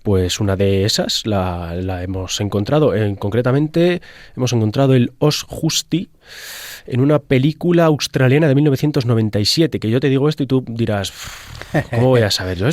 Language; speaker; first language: Spanish; native; Spanish